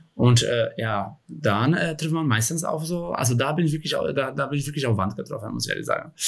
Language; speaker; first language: German; non-native, fluent; Polish